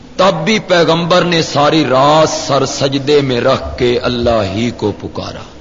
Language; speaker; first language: Urdu; non-native, local second language; Punjabi